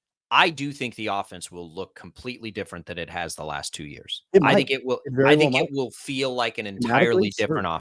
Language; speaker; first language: English; native; English